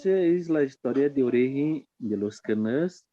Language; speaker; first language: Spanish; non-native, fluent; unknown